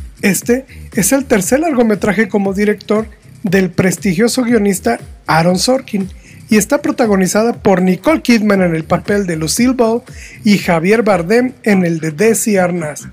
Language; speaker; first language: Spanish; native; Spanish